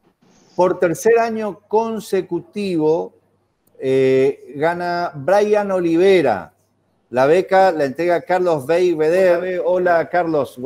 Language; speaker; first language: Spanish; native; Spanish